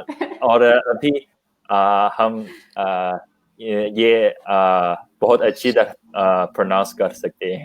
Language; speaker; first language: Hindi; non-native, learner; Chinese